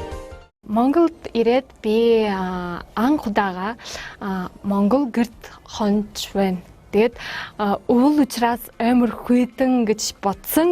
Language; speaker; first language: Mongolian; non-native, learner; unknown